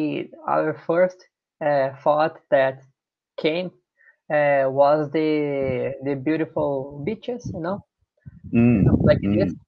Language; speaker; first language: English; non-native, learner; Portuguese